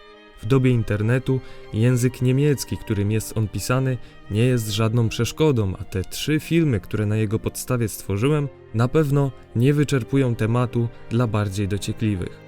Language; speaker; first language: Polish; native; Polish